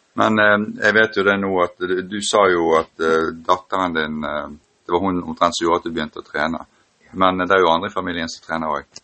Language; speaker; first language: Norwegian; native; Norwegian